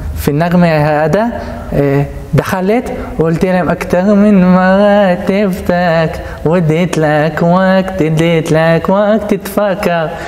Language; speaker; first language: Arabic; non-native, local second language; Hebrew